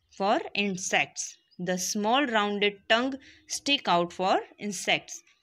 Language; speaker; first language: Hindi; non-native, local second language; Gujarati